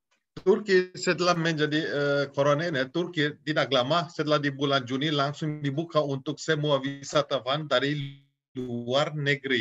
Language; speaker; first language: Indonesian; non-native, fluent; Turkish